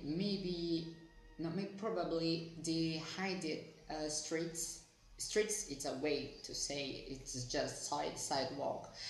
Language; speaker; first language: English; non-native, fluent; Portuguese